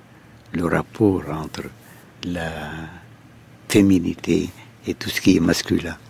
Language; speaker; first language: French; non-native, fluent; Arabic